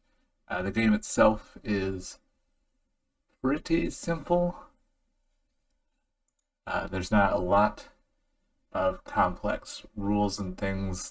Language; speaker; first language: English; native; English